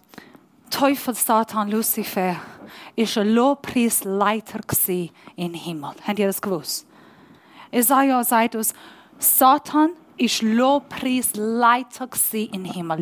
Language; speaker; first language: German; non-native, learner; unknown